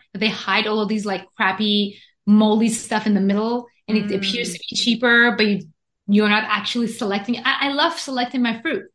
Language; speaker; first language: English; non-native, fluent; Persian